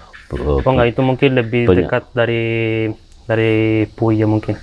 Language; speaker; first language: Indonesian; non-native, fluent; Italian